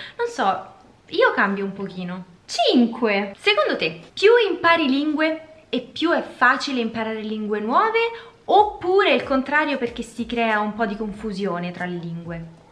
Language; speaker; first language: Italian; native; Italian